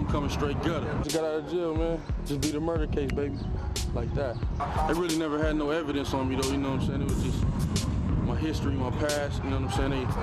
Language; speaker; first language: English; native; English